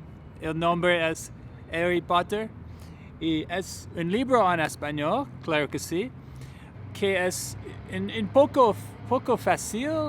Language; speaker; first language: Spanish; non-native, learner; English